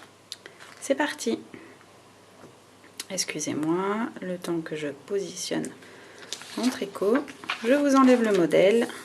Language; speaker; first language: French; native; French